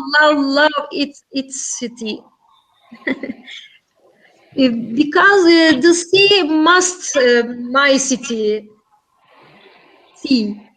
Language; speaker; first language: English; non-native, learner; Turkish